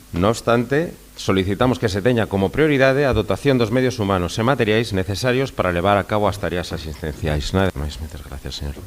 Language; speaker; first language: Galician; non-native, local second language; Spanish